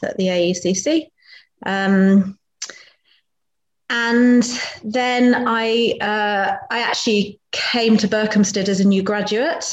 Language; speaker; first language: English; native; English